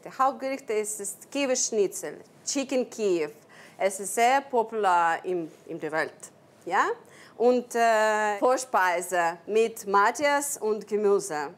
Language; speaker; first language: German; non-native, learner; Ukrainian